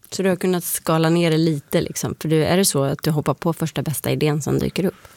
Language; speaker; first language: Swedish; native; Swedish